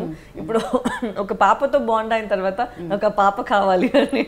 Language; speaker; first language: Telugu; non-native, learner; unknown